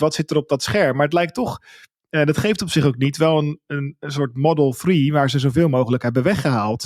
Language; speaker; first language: Dutch; native; Dutch